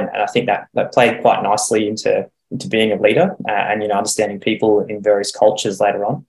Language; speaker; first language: English; native; English